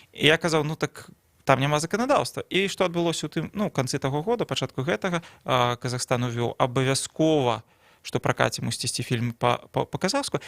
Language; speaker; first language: Belarusian; non-native, local second language; Russian